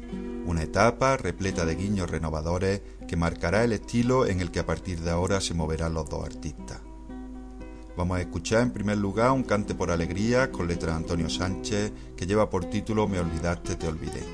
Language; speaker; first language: Spanish; native; Spanish